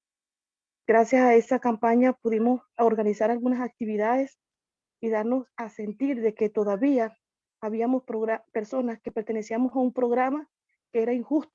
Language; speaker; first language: Spanish; native; Spanish